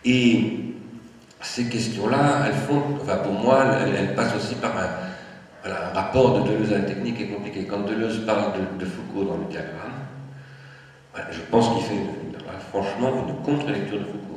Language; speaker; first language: French; native; French